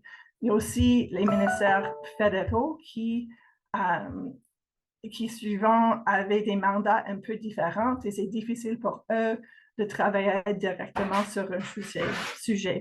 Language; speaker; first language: French; non-native, fluent; English